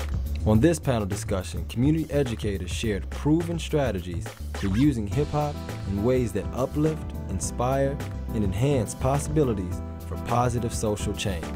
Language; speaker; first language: English; native; English